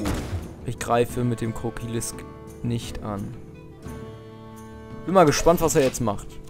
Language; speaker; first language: German; native; German